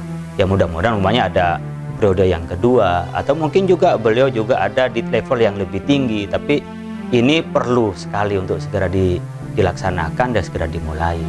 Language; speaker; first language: Indonesian; non-native, local second language; Madurese